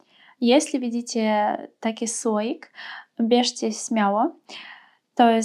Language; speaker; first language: Polish; non-native, fluent; Russian